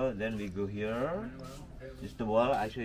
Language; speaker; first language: English; non-native, learner; Indonesian